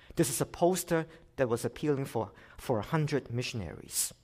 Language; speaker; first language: English; non-native, local second language; Cantonese